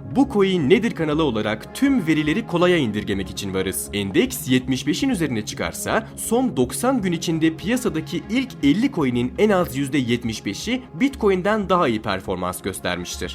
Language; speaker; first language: Turkish; native; Turkish